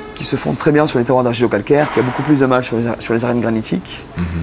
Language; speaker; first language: French; native; French